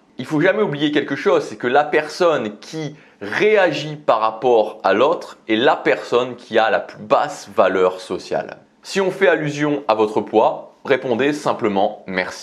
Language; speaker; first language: French; native; French